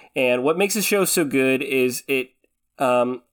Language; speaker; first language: English; early bilingual, other home language; Filipino